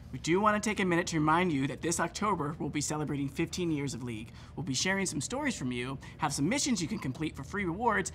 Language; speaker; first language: English; native; English